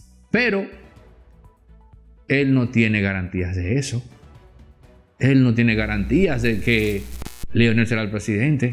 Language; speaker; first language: Spanish; native; Spanish